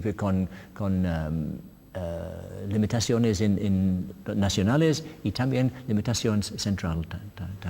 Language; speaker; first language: Spanish; non-native, learner; English